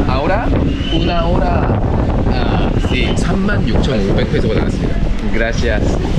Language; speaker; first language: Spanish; non-native, learner; Korean